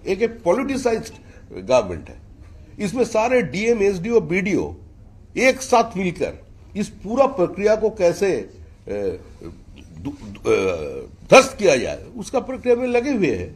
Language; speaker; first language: Hindi; non-native, local second language; Bangla